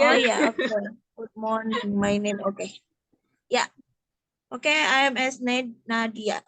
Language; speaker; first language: English; non-native, learner; Indonesian